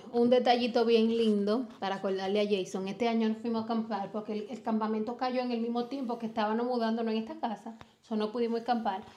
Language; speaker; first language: Spanish; native; Spanish